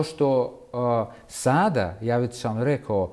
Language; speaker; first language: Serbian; non-native, fluent; Russian